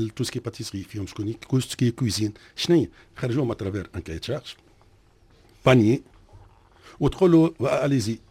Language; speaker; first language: French; non-native, local second language; Arabic